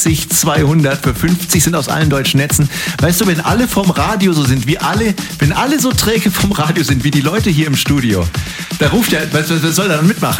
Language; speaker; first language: German; native; German